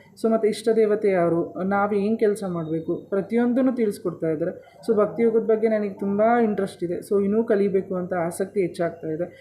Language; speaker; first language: Kannada; native; Kannada